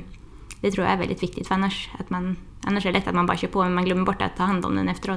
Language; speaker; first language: Swedish; native; Swedish